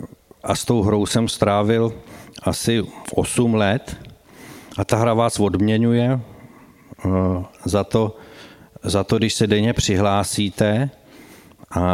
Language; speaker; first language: Czech; native; Czech